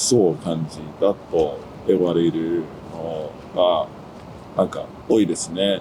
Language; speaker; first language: Japanese; non-native, learner; English